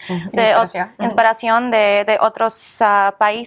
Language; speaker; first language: Spanish; early bilingual, heritage; English